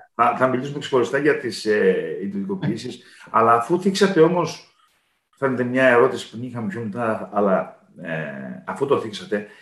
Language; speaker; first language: Greek; native; Greek